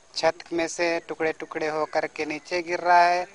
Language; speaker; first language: Hindi; native; Hindi